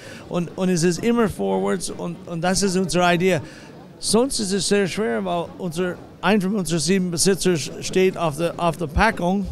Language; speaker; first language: German; non-native, fluent; English